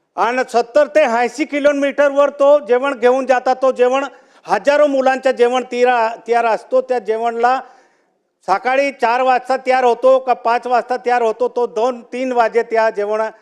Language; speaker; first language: Marathi; non-native, local second language; Bhili